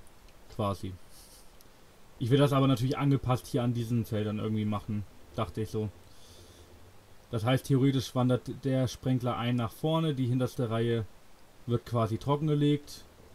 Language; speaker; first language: German; native; German